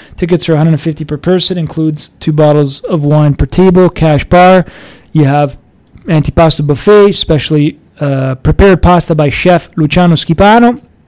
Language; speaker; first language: English; early bilingual, other home language; Italian